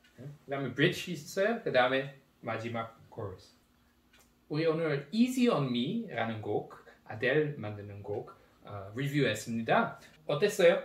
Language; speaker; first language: Korean; non-native, learner; Dutch